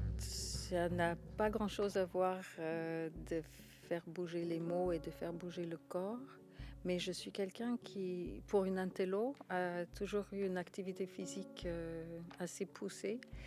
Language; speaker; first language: French; non-native, fluent; English